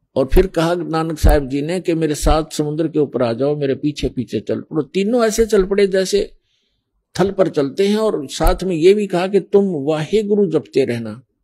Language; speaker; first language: Hindi; native; Hindi